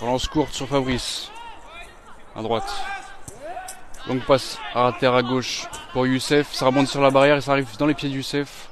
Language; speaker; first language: French; native; French